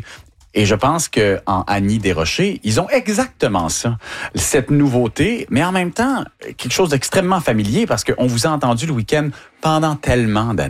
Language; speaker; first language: French; native; French